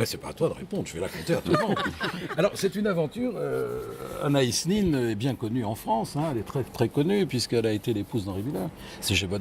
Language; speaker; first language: French; native; French